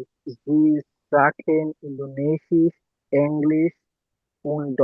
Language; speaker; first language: German; non-native, learner; Bangla